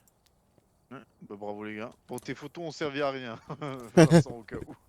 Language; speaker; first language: French; native; French